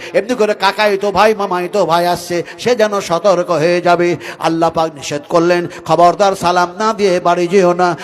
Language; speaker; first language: Bangla; non-native, local second language; Hindi